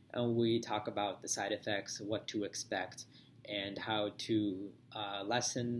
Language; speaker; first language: English; native; English